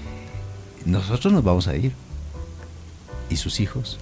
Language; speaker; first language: Spanish; native; Spanish